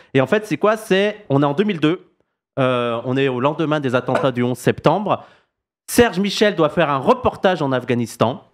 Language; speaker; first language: French; native; French